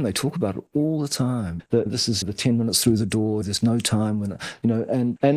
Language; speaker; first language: English; native; English